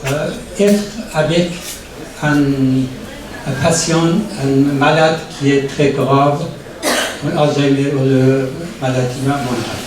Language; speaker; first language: French; non-native, learner; Persian